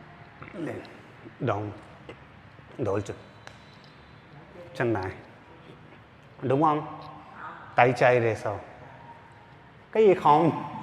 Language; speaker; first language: Vietnamese; non-native, learner; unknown